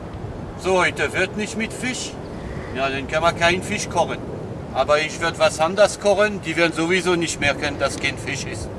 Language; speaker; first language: German; non-native, fluent; French